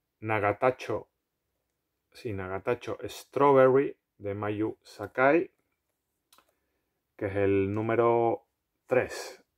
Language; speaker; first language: Spanish; native; Spanish